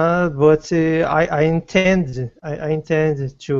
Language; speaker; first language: English; non-native, learner; Portuguese